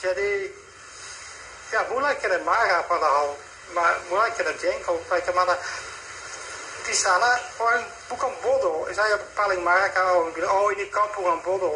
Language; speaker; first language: Indonesian; non-native, fluent; Dutch